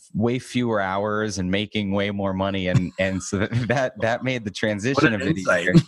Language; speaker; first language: English; native; English